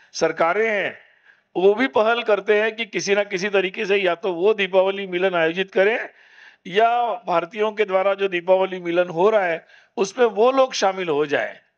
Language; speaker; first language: Hindi; non-native, local second language; Marathi